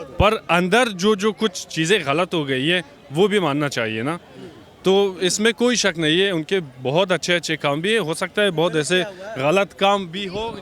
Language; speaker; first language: Hindi; non-native, fluent; Persian